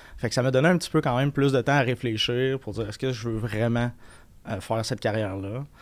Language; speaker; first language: French; native; French